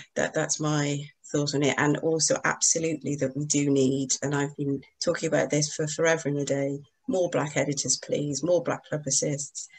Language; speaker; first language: English; native; English